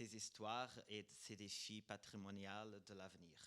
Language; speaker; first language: French; non-native, fluent; Portuguese